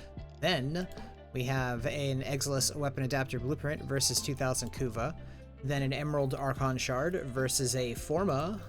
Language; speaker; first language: English; native; English